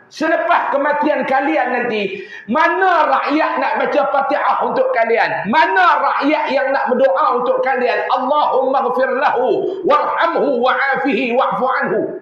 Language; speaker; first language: Malay; native; Malay